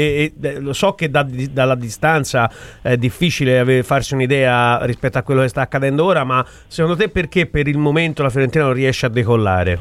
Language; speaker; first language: Italian; native; Italian